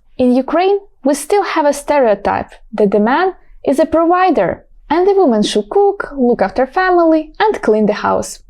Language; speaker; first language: English; non-native, fluent; Ukrainian